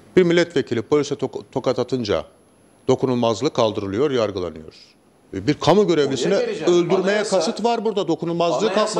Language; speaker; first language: Turkish; native; Turkish